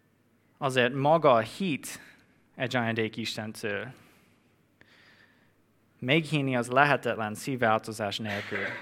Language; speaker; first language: Hungarian; non-native, fluent; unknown